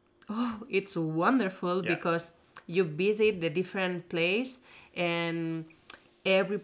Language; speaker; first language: English; non-native, learner; Spanish